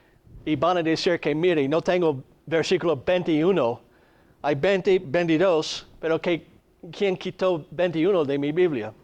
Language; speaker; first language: Spanish; non-native, fluent; English